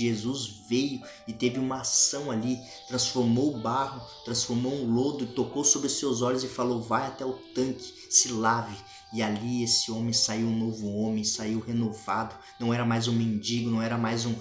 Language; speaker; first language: Portuguese; native; Portuguese